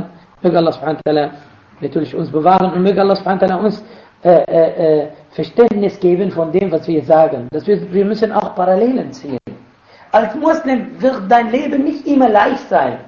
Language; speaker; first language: German; non-native, fluent; Arabic